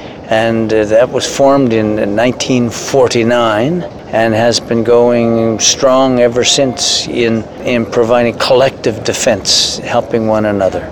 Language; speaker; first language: English; native; English